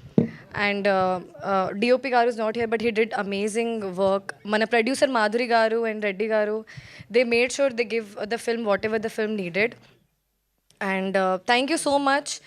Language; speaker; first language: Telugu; non-native, learner; Hindi